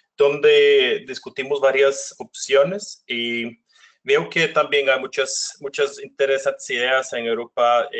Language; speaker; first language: Spanish; non-native, fluent; Norwegian